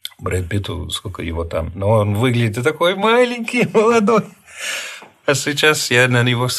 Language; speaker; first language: Russian; non-native, fluent; English